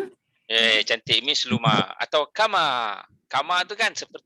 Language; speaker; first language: Malay; native; Malay